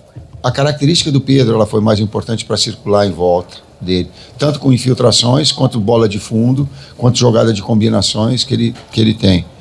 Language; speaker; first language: Portuguese; native; Portuguese